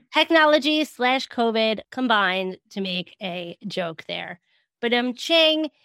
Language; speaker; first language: English; native; English